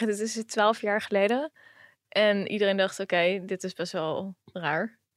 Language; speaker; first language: Dutch; native; Dutch